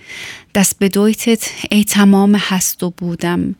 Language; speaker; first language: German; non-native, learner; Persian